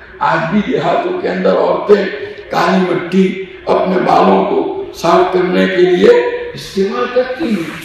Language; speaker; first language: Urdu; non-native, local second language; Gujarati